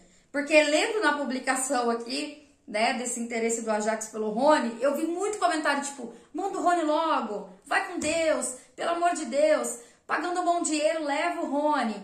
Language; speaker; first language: Portuguese; native; Portuguese